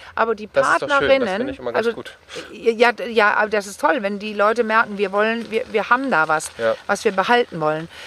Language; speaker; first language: German; non-native, fluent; Danish